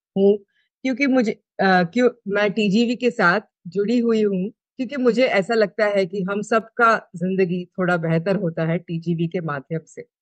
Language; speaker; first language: Hindi; non-native, local second language; Telugu